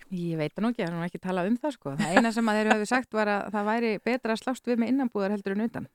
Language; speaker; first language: Icelandic; native; Icelandic